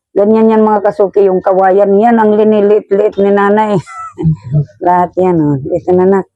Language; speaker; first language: Filipino; non-native, local second language; Bikol